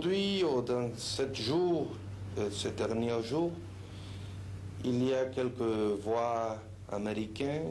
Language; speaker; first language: French; non-native, learner; Spanish